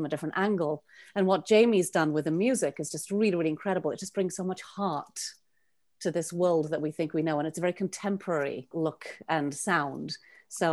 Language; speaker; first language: English; native; English